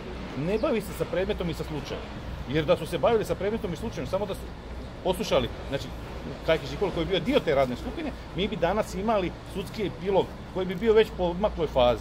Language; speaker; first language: Croatian; native; Croatian